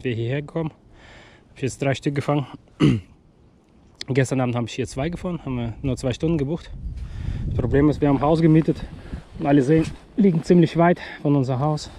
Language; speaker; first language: German; non-native, fluent; Russian